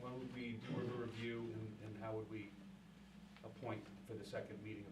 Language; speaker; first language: English; native; English